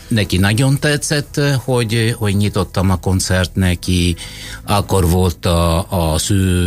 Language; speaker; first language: Hungarian; non-native, fluent; Italian